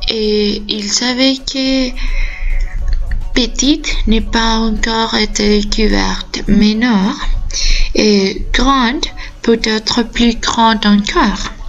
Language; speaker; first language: French; non-native, learner; Spanish